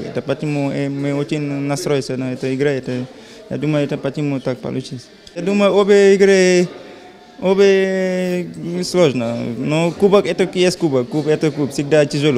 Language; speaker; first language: Russian; non-native, fluent; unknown